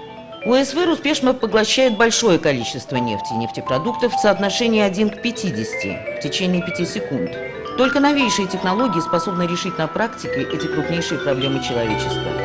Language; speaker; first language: Russian; native; Russian